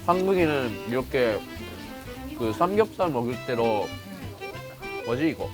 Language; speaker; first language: Korean; non-native, fluent; Japanese